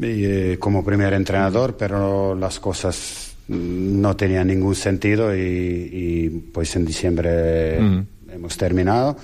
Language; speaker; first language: Spanish; non-native, fluent; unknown